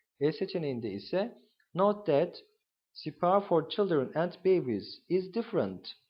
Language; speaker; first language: English; non-native, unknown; Turkish